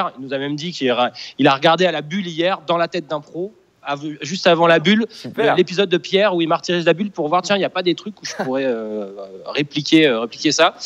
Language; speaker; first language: French; native; French